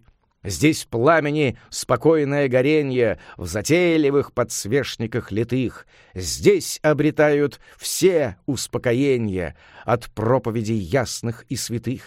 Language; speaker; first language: Russian; native; Russian